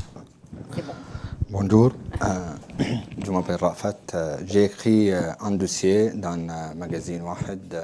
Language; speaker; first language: French; non-native, learner; Arabic